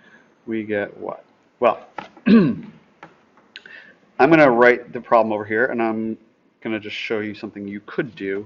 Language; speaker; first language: English; native; English